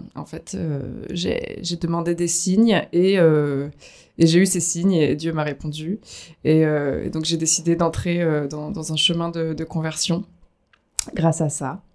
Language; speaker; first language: French; native; French